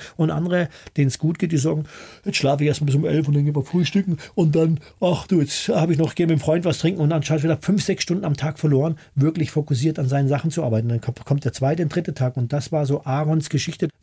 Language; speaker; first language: German; native; German